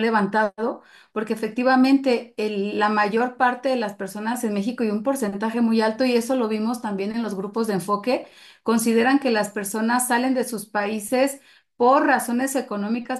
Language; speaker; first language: Spanish; native; Spanish